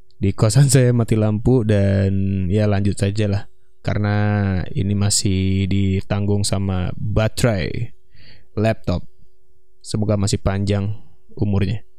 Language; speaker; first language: Indonesian; non-native, local second language; Minangkabau